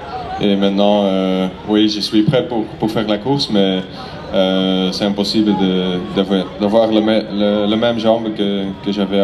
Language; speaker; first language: French; non-native, fluent; Dutch